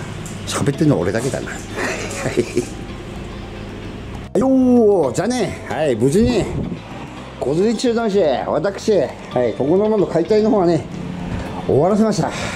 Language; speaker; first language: Japanese; native; Japanese